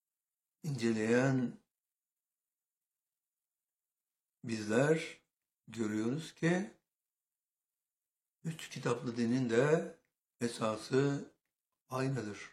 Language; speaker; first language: Turkish; native; Turkish